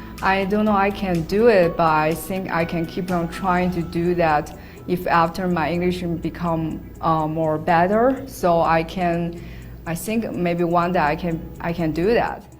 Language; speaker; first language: English; non-native, learner; Chinese